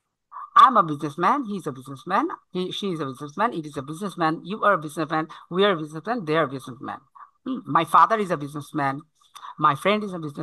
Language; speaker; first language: English; non-native, fluent; Bangla